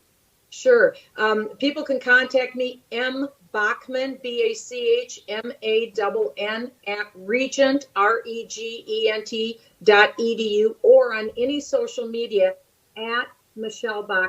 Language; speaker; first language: English; native; English